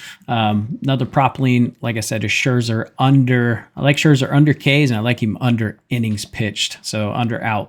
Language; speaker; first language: English; native; English